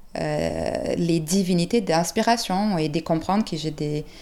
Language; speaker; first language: French; non-native, fluent; Portuguese